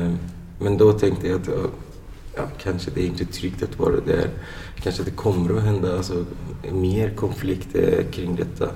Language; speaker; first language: Swedish; non-native, fluent; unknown